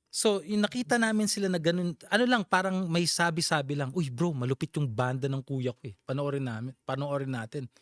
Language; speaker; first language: Filipino; native; Filipino